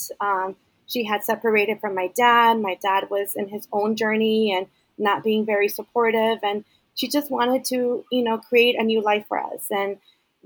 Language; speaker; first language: English; early bilingual, other home language; Spanish